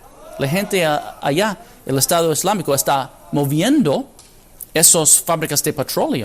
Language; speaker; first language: Spanish; non-native, fluent; English